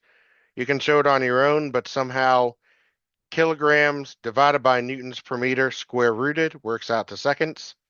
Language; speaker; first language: English; native; English